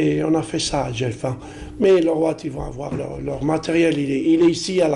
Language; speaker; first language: French; non-native, local second language; Arabic